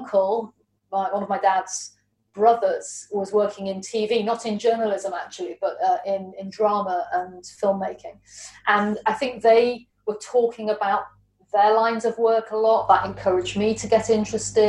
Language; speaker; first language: English; native; English